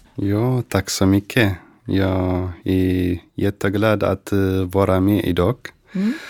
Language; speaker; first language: Swedish; non-native, learner; Tigrinya